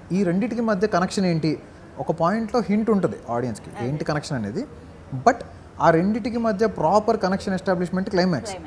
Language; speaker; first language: Telugu; native; Telugu